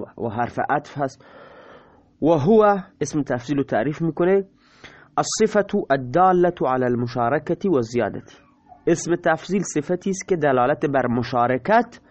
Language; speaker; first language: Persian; non-native, local second language; Baluchi